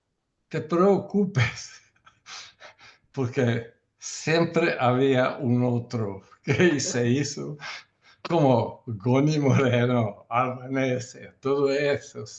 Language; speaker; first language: Spanish; non-native, learner; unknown